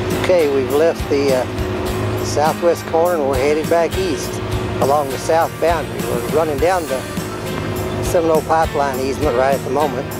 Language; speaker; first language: English; native; English